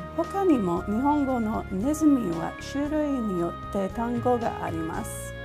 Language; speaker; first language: Japanese; non-native, fluent; English